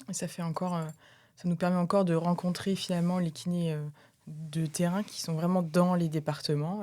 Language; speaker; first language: French; native; French